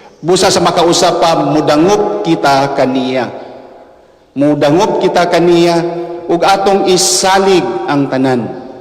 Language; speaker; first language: Cebuano; native; Cebuano